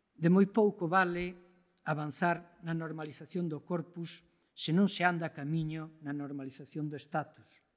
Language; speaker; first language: Galician; native; Galician